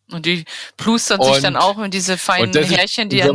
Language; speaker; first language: German; native; German